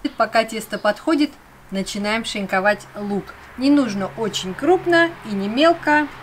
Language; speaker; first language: Russian; non-native, local second language; Armenian